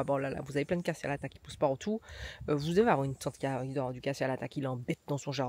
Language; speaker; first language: French; native; French